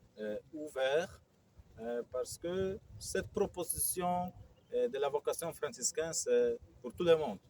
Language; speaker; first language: French; non-native, fluent; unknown